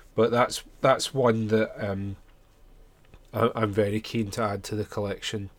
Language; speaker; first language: English; native; English